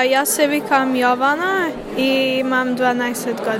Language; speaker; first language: Macedonian; early bilingual, heritage; Macedonian